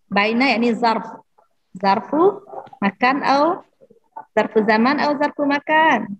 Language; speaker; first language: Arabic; non-native, fluent; Indonesian